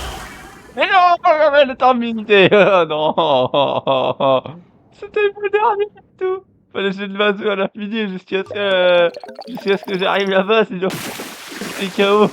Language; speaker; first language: French; native; French